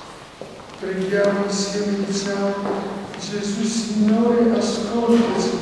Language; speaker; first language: Italian; native; Italian